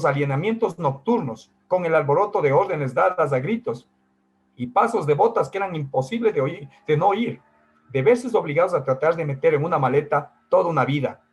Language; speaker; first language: Spanish; native; Spanish